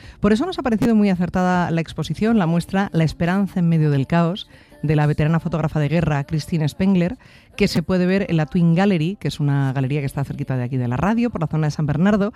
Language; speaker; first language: Spanish; native; Spanish